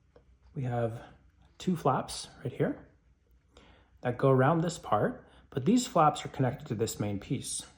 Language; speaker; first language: English; native; English